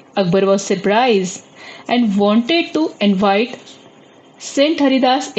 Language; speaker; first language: English; non-native, local second language; Marathi